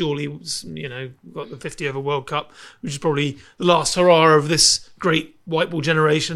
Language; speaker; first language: English; native; English